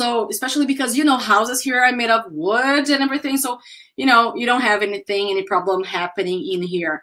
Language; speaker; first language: English; non-native, fluent; Portuguese